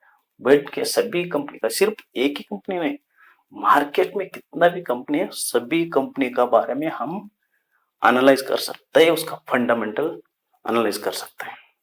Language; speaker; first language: Hindi; non-native, local second language; Kannada